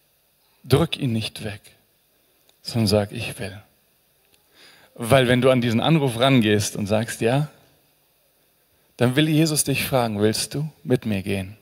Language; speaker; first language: German; native; German